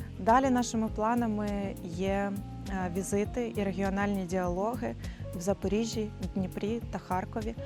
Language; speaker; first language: Ukrainian; native; Ukrainian